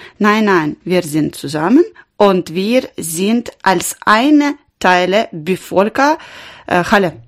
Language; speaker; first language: German; non-native, learner; Ukrainian